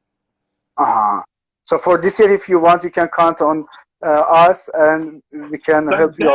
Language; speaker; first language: English; non-native, learner; Persian